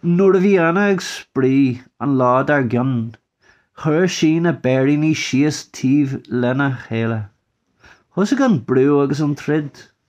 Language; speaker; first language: Irish; non-native, local second language; English